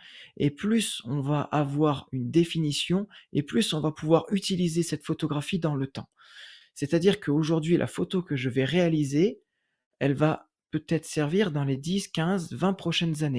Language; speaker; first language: French; native; French